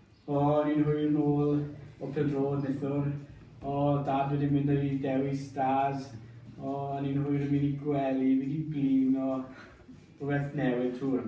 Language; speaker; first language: Welsh; native; Welsh